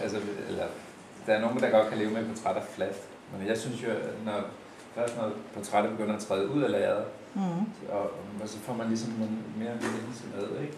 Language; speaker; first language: Danish; native; Danish